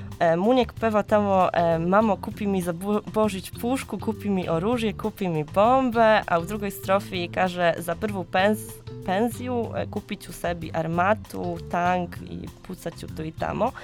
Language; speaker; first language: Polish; non-native, learner; Serbian